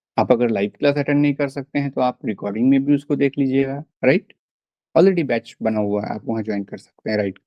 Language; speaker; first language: Hindi; non-native, local second language; Bangla